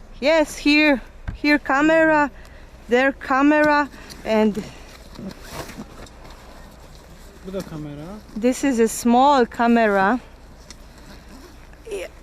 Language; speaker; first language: English; non-native, learner; Polish